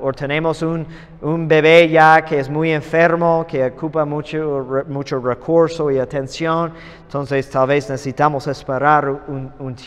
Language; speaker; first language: Spanish; non-native, fluent; English